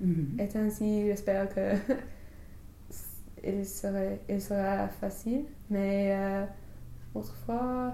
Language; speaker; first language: French; non-native, learner; English